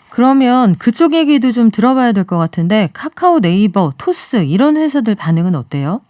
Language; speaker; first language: Korean; native; Korean